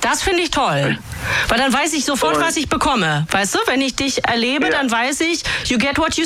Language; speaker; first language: German; native; German